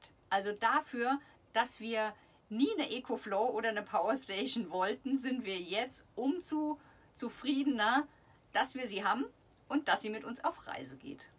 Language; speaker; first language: German; native; German